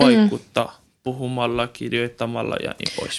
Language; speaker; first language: Finnish; non-native, learner; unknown